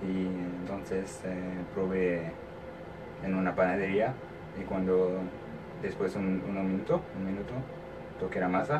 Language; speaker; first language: Spanish; non-native, learner; French